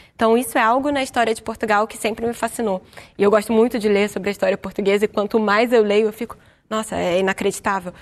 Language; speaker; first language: Portuguese; native; Portuguese